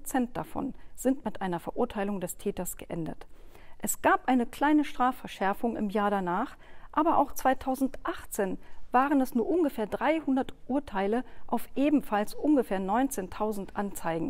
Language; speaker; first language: German; native; German